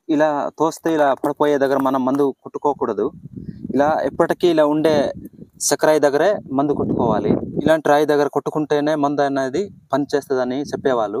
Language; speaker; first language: Telugu; non-native, local second language; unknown